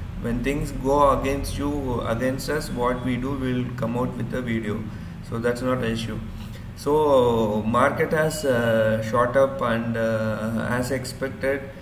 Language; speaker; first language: English; non-native, local second language; Urdu